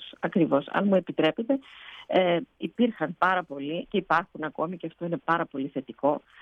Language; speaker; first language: Greek; early bilingual, heritage; Greek